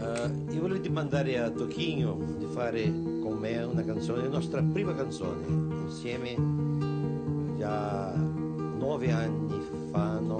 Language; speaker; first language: Italian; non-native, fluent; Portuguese